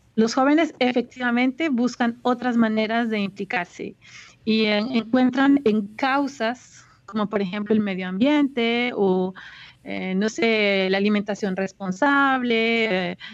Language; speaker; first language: Spanish; native; Spanish